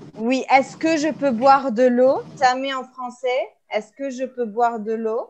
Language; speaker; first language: French; non-native, fluent; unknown